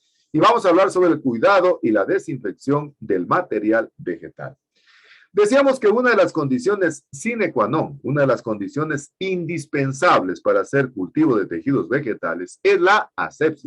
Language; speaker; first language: Spanish; native; Spanish